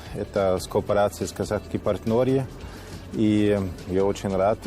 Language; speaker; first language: Russian; non-native, fluent; German